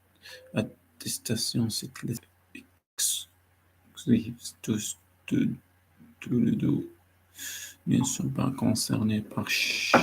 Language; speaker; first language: French; non-native, learner; Arabic